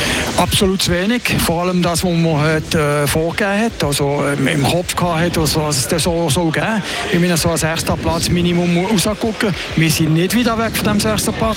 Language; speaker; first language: German; native; German